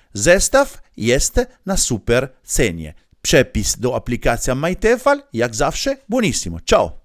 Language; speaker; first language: Polish; non-native, learner; Italian